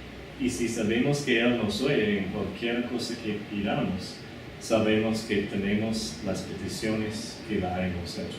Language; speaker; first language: Spanish; non-native, fluent; English